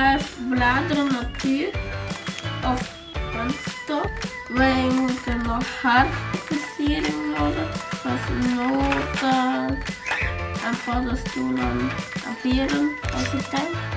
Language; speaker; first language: Dutch; non-native, learner; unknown